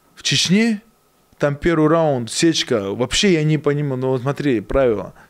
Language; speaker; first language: Russian; native; Russian